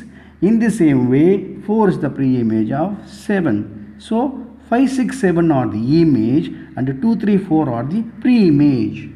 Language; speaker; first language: English; non-native, local second language; Tamil